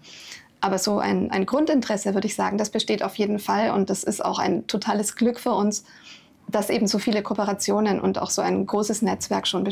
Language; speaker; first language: German; native; German